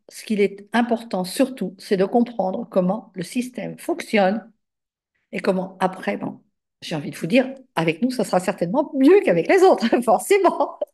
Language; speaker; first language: French; native; French